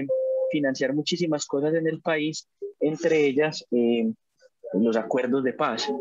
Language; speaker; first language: Spanish; native; Spanish